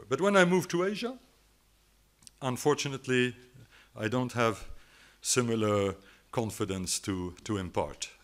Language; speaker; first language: English; non-native, fluent; French